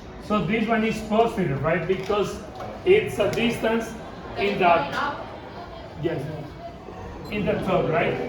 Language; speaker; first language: English; non-native, fluent; Spanish